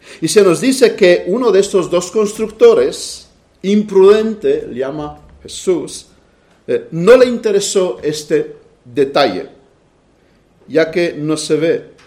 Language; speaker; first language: Spanish; non-native, fluent; Romanian